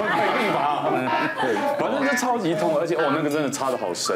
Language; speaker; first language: Chinese; native; Chinese